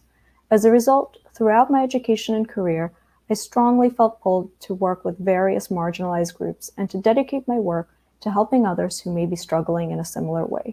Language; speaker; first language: English; early bilingual, other home language; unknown